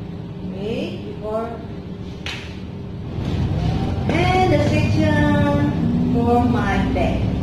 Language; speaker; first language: English; non-native, learner; Indonesian